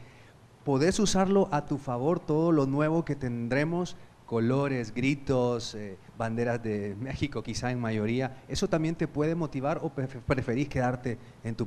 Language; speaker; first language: Spanish; native; Spanish